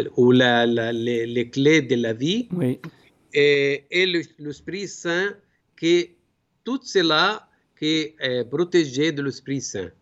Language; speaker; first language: French; non-native, learner; Arabic